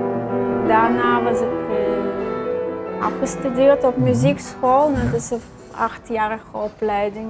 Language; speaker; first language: Dutch; non-native, fluent; Russian